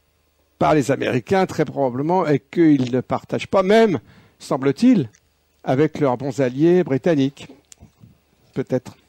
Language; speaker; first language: French; native; French